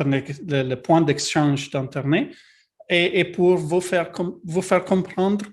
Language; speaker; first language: French; non-native, learner; Italian